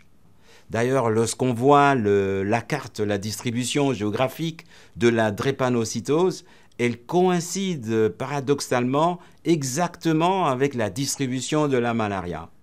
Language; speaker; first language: French; native; French